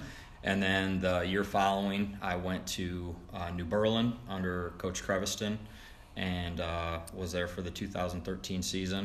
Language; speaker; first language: English; native; English